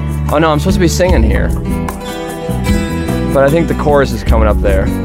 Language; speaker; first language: English; native; English